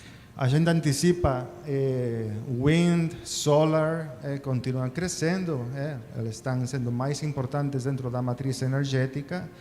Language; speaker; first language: Portuguese; non-native, fluent; Spanish